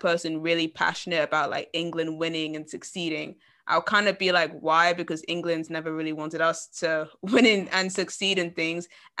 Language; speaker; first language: English; native; English